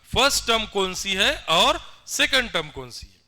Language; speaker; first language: Hindi; non-native, local second language; Marathi